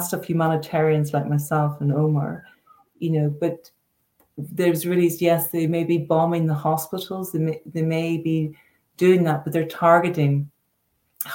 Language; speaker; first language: English; native; English